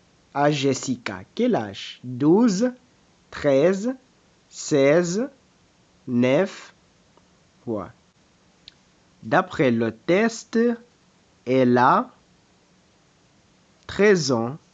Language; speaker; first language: French; non-native, fluent; Portuguese